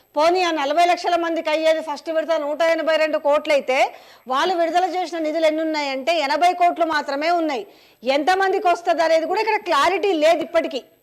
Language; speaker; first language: Telugu; native; Telugu